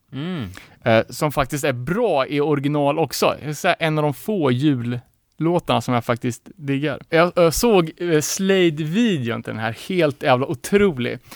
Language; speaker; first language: Swedish; native; Swedish